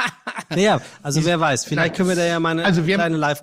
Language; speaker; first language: German; native; German